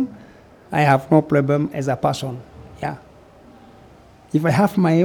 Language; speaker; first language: English; non-native, local second language; Kikuyu